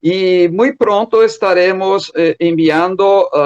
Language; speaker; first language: Spanish; non-native, fluent; Portuguese